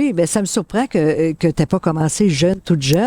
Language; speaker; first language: French; native; French